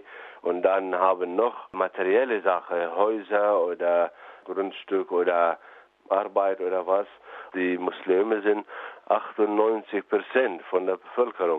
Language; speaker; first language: German; non-native, fluent; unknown